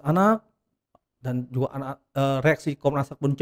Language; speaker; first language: Indonesian; native; Indonesian